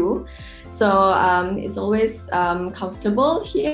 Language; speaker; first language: English; non-native, local second language; Malay